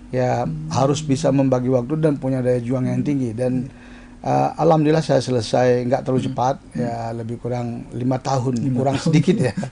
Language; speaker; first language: Indonesian; non-native, local second language; Achinese